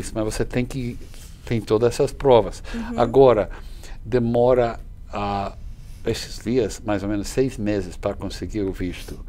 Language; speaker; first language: Portuguese; non-native, fluent; English